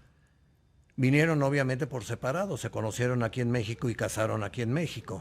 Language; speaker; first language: Spanish; native; Spanish